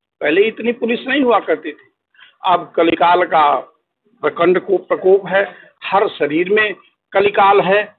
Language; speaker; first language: Hindi; native; Hindi